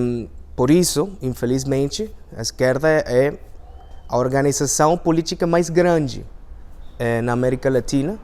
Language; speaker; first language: Portuguese; non-native, fluent; Spanish